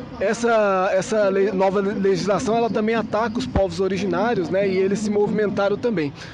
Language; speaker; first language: Portuguese; native; Portuguese